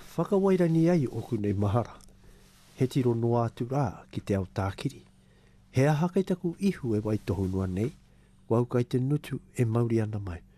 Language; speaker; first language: Māori; native; Māori